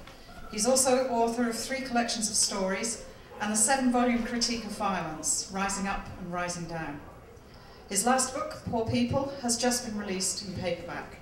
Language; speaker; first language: English; native; English